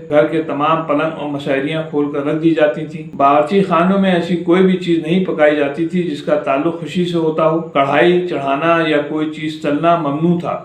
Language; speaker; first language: Urdu; native; Urdu